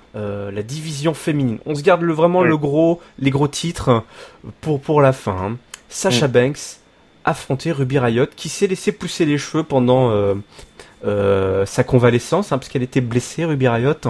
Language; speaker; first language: French; native; French